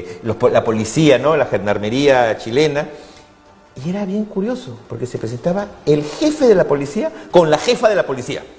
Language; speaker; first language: Spanish; native; Spanish